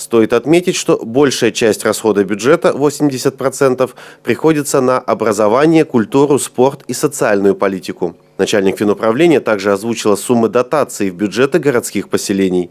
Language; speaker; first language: Russian; native; Russian